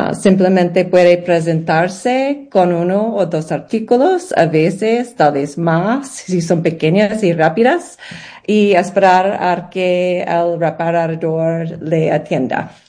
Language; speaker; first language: Spanish; non-native, learner; English